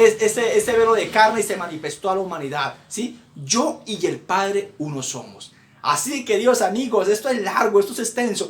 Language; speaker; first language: Spanish; native; Spanish